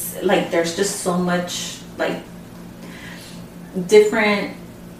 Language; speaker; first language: English; early bilingual, other home language; Spanish